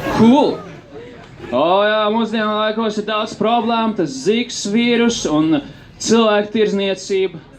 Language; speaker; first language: Latvian; non-native, local second language; Russian